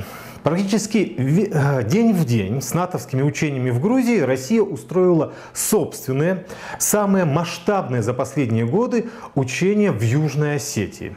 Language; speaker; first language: Russian; native; Russian